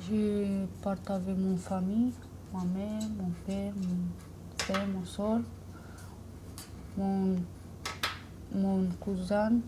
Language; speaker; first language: French; non-native, learner; Romanian